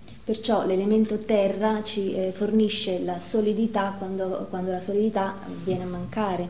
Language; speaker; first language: Italian; native; Italian